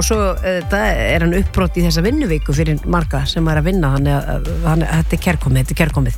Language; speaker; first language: Icelandic; native; Icelandic